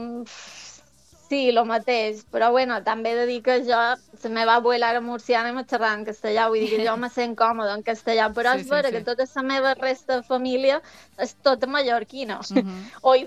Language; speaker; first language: Catalan; native; Catalan